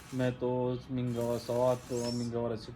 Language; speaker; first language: Hindi; non-native, local second language; Pashto